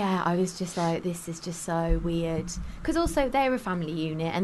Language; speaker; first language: English; native; English